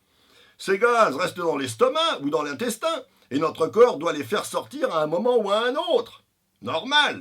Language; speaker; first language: French; native; French